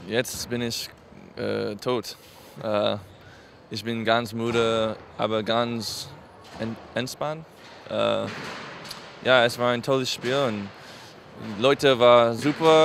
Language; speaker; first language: German; non-native, learner; English